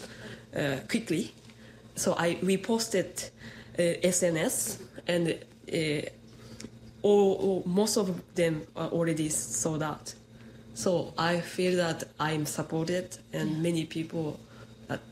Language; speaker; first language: English; non-native, fluent; Japanese